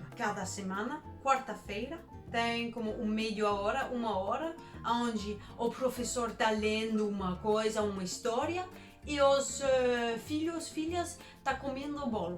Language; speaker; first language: Portuguese; non-native, learner; Danish